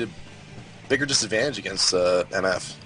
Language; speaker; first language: English; native; English